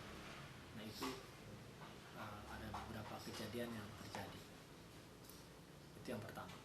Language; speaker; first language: Malay; native; Malay